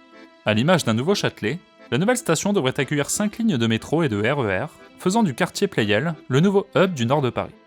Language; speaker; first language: French; native; French